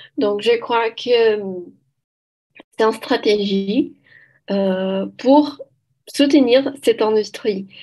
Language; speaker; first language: French; non-native, learner; Portuguese